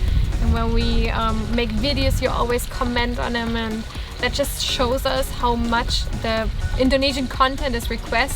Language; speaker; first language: English; non-native, fluent; German